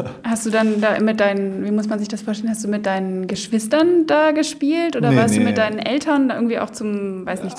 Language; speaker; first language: German; native; German